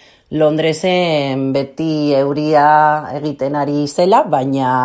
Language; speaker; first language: Basque; non-native, local second language; Spanish